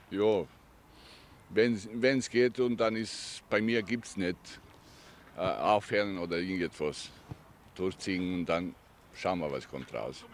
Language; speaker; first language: German; non-native, learner; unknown